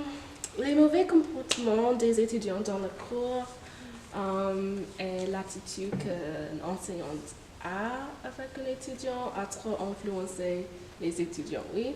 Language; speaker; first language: French; non-native, fluent; English